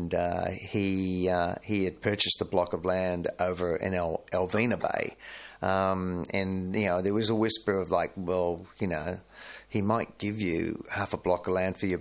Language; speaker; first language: English; native; English